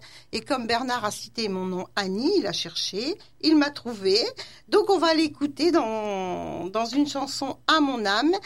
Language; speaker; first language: French; native; French